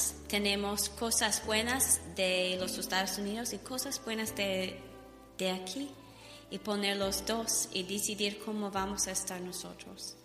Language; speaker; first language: Spanish; non-native, learner; English